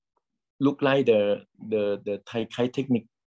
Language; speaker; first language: English; non-native, learner; Thai